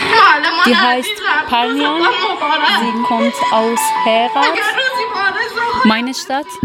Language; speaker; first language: German; non-native, learner; Persian